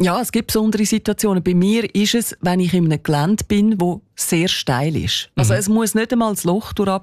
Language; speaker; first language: German; native; German